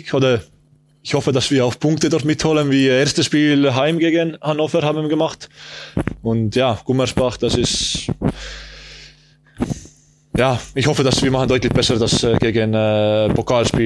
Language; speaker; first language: German; non-native, learner; Estonian